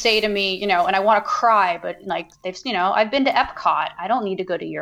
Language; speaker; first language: English; native; English